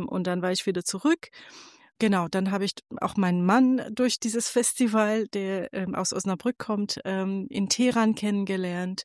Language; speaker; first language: German; non-native, fluent; Persian